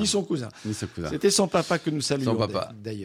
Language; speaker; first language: French; native; French